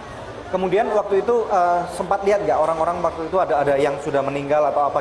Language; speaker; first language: Indonesian; native; Indonesian